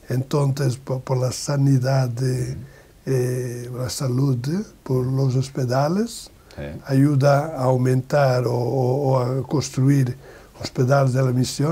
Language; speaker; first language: Spanish; non-native, learner; Portuguese